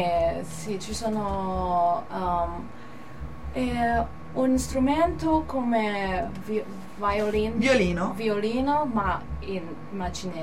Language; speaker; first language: Italian; non-native, learner; Cantonese